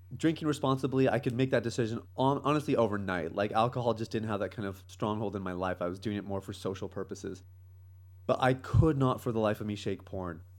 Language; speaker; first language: English; native; English